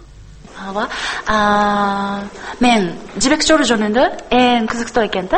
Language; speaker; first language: Kyrgyz; non-native, learner; Japanese